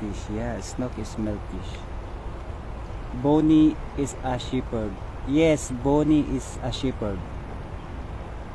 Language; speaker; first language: English; non-native, learner; Filipino